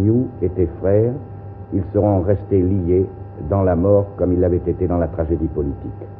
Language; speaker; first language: French; native; French